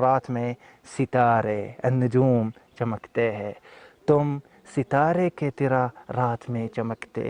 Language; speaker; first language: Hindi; non-native, learner; Arabic